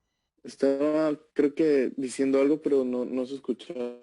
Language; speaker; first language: Spanish; native; Spanish